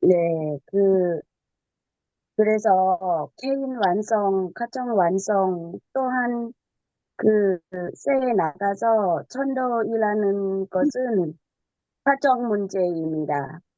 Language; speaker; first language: Korean; non-native, learner; Thai